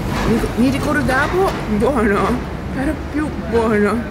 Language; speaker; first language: Italian; non-native, learner; Japanese